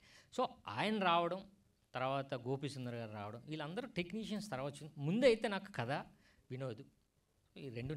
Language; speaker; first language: Telugu; native; Telugu